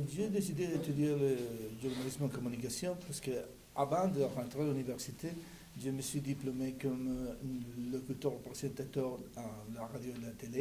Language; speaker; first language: French; non-native, learner; Spanish